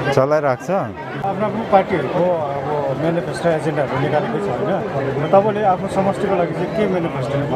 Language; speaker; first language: Nepali; native; Nepali